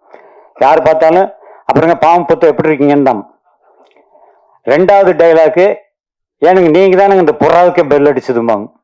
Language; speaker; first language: Tamil; native; Tamil